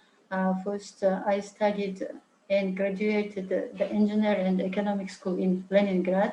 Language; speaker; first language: English; non-native, learner; Mongolian